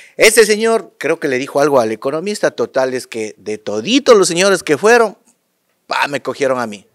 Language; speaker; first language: Spanish; native; Spanish